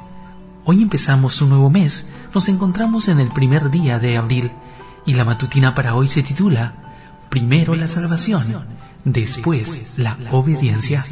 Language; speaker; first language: Spanish; native; Spanish